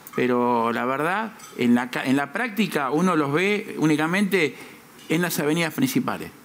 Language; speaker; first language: Spanish; native; Spanish